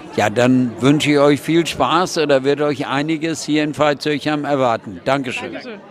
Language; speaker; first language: German; native; German